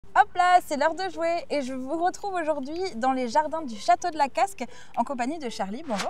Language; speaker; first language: French; native; French